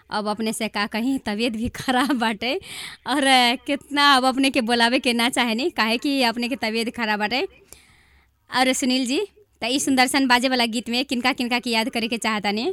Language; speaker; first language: Bhojpuri; non-native, local second language; Maithili